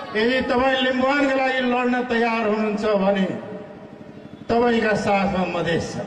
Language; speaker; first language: Nepali; non-native, local second language; Maithili